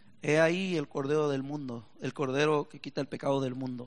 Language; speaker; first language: Spanish; native; Spanish